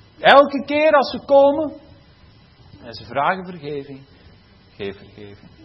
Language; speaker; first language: Dutch; native; Dutch